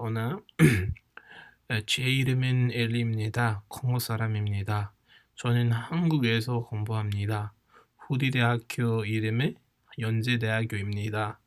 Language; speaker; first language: Korean; non-native, fluent; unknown